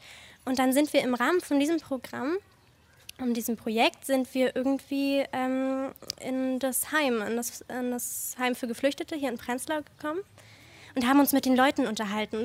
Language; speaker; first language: German; native; German